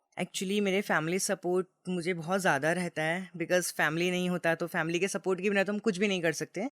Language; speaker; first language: Hindi; native; Hindi